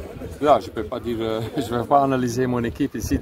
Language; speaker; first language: French; non-native, fluent; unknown